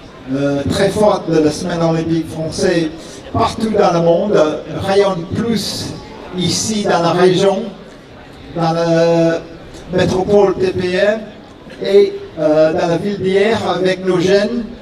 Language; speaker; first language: French; non-native, fluent; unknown